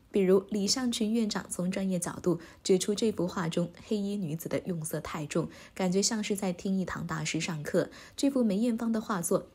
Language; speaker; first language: Chinese; native; Chinese